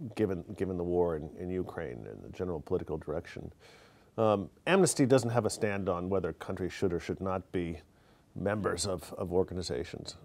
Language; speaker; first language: English; native; English